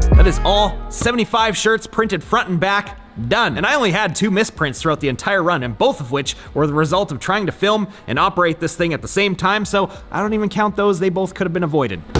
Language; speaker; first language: English; native; English